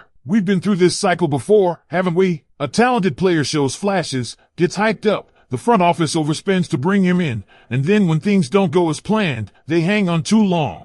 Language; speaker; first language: English; native; English